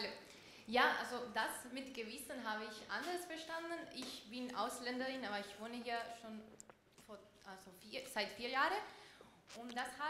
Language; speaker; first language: German; non-native, fluent; Spanish